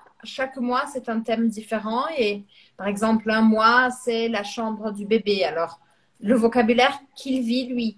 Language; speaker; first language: French; non-native, fluent; Portuguese